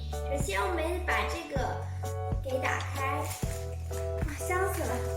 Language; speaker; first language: Chinese; early bilingual, heritage; Chinese